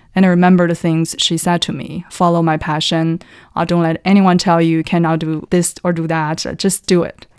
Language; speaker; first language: English; non-native, fluent; Chinese